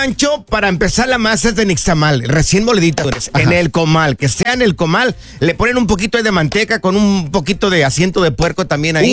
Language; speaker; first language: Spanish; native; Spanish